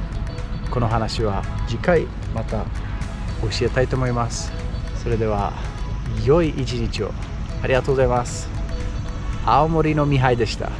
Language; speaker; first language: Japanese; non-native, fluent; Romanian